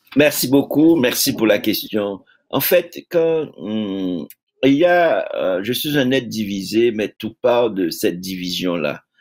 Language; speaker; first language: French; native; French